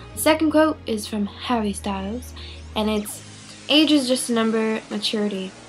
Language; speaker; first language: English; non-native, local second language; Filipino